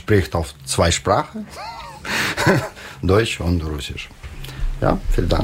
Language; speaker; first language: German; non-native, learner; Russian